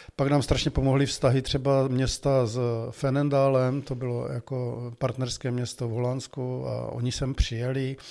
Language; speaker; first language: Czech; native; Czech